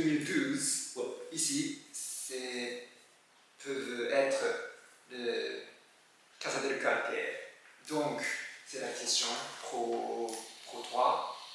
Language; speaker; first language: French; non-native, learner; Japanese